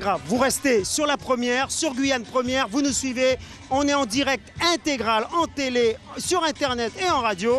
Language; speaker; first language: French; native; French